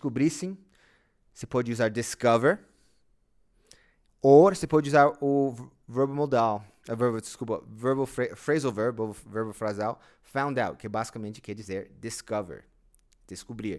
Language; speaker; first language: Portuguese; non-native, fluent; English